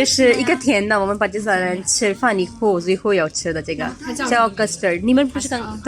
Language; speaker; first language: Chinese; non-native, learner; Urdu